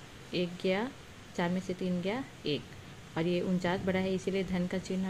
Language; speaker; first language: Hindi; native; Hindi